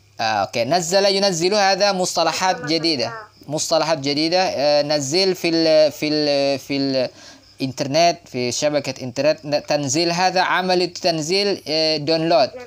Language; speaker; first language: Arabic; non-native, fluent; Indonesian